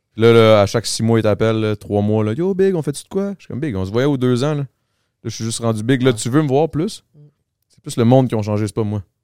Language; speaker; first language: French; native; French